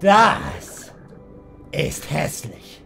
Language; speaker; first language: German; native; German